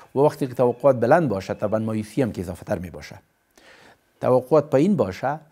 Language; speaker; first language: Persian; native; Persian